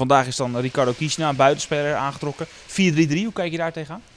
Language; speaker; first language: Dutch; native; Dutch